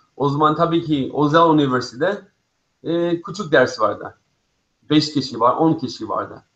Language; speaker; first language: Turkish; non-native, fluent; English